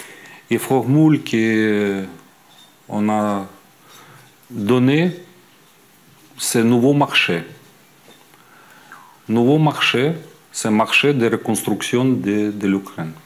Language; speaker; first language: French; non-native, fluent; Ukrainian